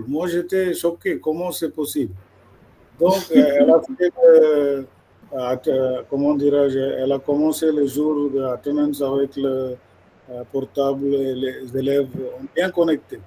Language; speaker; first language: French; non-native, fluent; Malayalam